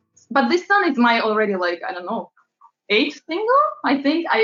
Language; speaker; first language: English; non-native, fluent; Latvian